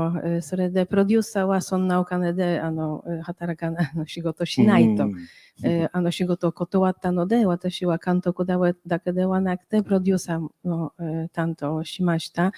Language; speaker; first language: Japanese; non-native, fluent; Polish